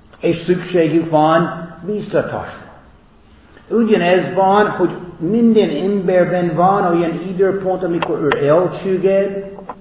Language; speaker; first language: Hungarian; non-native, fluent; English